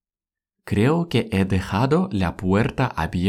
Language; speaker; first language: Spanish; non-native, fluent; Russian